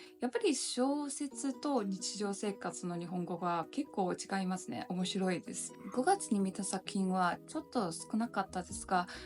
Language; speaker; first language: Japanese; non-native, learner; Chinese